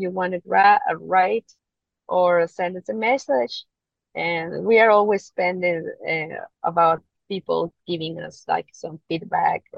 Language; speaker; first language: English; non-native, fluent; Spanish